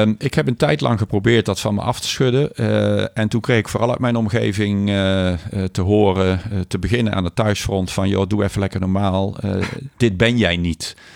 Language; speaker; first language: Dutch; native; Dutch